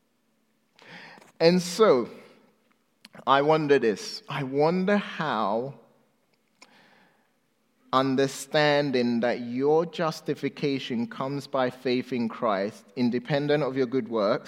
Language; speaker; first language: English; non-native, local second language; Akan